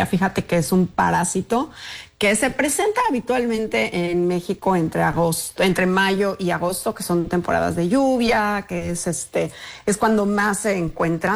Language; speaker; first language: Spanish; native; Spanish